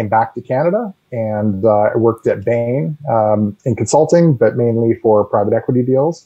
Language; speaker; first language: English; native; English